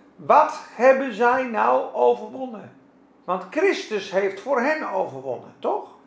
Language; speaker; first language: Dutch; non-native, fluent; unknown